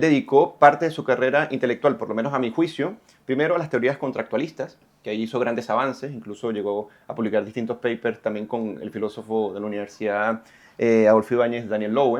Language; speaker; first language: Spanish; native; Spanish